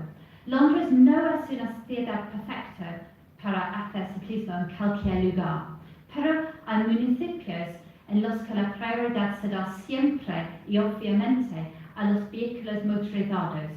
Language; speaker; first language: Spanish; non-native, fluent; English